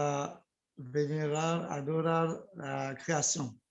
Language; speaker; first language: Spanish; non-native, learner; French